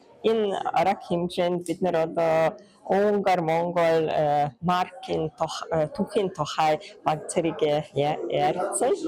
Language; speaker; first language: Mongolian; non-native, fluent; Hungarian